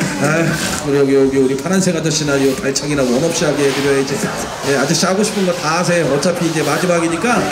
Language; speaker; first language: Korean; native; Korean